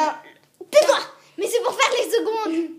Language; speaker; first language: French; native; French